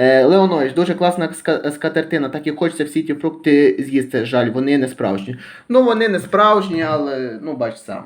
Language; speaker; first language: Ukrainian; native; Ukrainian